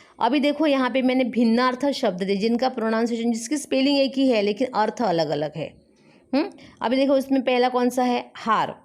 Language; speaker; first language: Hindi; non-native, local second language; Marathi